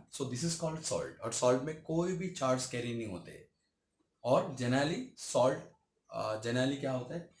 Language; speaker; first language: Hindi; non-native, local second language; Bangla